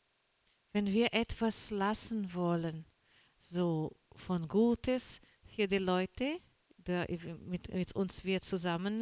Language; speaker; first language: German; non-native, learner; Portuguese